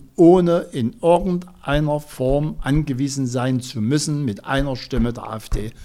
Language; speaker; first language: German; native; German